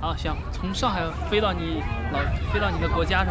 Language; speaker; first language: Chinese; native; Chinese